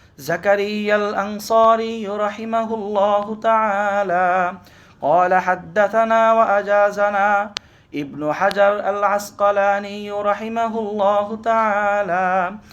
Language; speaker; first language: Arabic; non-native, fluent; Bangla